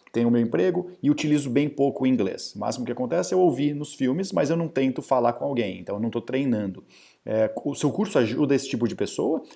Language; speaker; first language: Portuguese; native; Portuguese